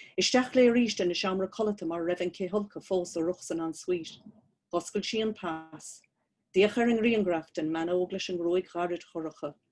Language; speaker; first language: Irish; native; Irish